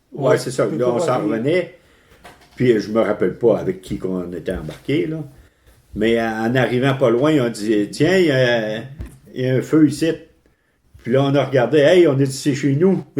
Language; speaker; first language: French; native; French